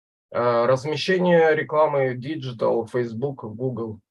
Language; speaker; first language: Russian; non-native, local second language; Ukrainian